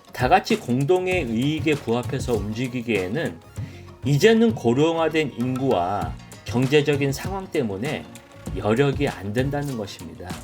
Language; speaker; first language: Korean; native; Korean